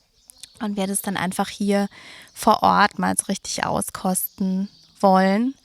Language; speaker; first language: German; native; German